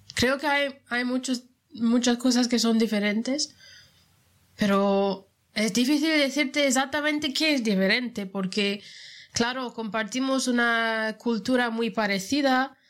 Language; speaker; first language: Spanish; non-native, fluent; English